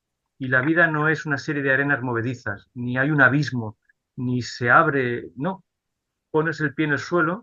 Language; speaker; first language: Spanish; native; Spanish